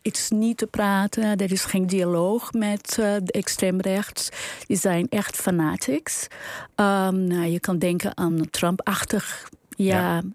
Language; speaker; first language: Dutch; non-native, fluent; Portuguese